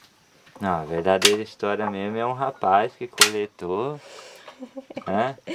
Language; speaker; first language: Portuguese; native; Portuguese